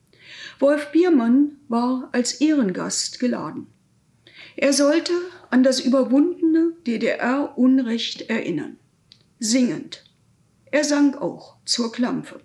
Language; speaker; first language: German; native; German